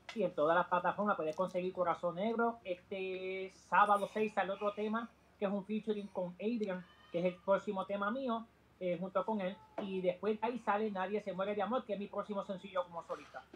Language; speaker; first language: Spanish; native; Spanish